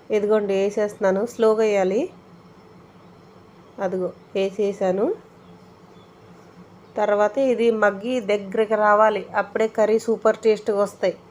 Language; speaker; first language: Telugu; native; Telugu